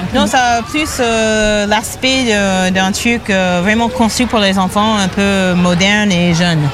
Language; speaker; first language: French; non-native, fluent; English